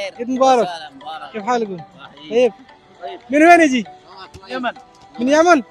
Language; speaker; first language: Arabic; non-native, learner; Bangla